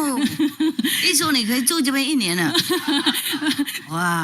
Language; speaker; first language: Chinese; non-native, fluent; Vietnamese